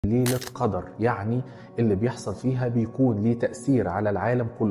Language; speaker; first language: Arabic; native; Arabic